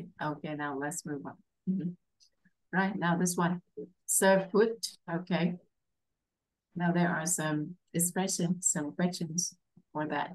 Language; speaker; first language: English; non-native, fluent; Vietnamese